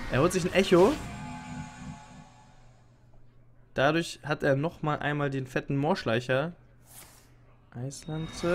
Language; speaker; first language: German; native; German